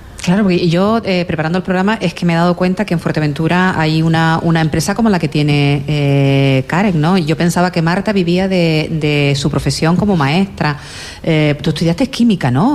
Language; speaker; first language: Spanish; native; Spanish